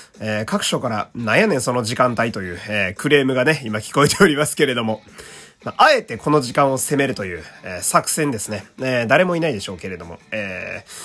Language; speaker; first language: Japanese; native; Japanese